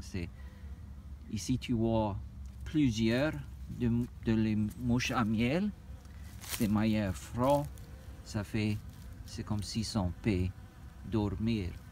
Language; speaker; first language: French; early bilingual, heritage; French